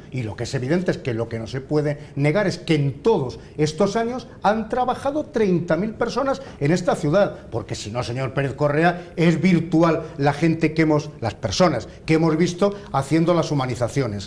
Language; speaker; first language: Spanish; native; Spanish